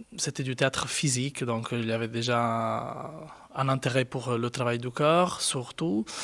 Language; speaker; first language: French; non-native, fluent; Italian